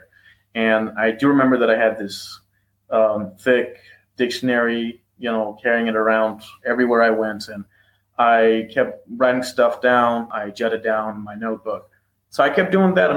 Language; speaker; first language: English; non-native, fluent; Persian